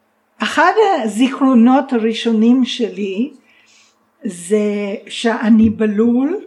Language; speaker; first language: Hebrew; non-native, fluent; English